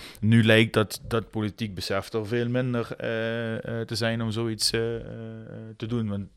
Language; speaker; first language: Dutch; native; Dutch